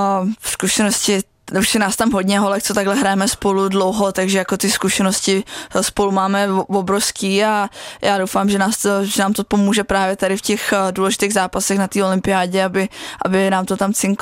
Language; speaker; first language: Czech; native; Czech